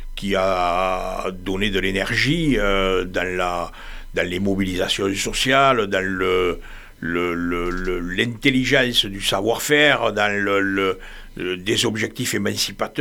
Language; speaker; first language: French; native; French